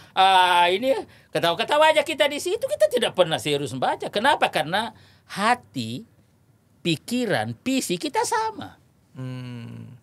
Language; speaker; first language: Indonesian; non-native, local second language; Buginese